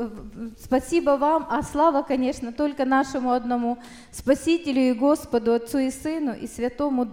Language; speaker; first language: Russian; native; Russian